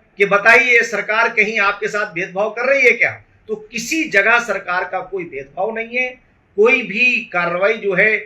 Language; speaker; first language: Hindi; native; Hindi